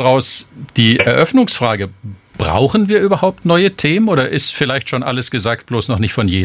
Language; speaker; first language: German; native; German